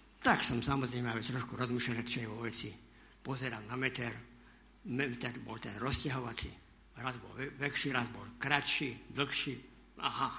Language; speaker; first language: Slovak; native; Slovak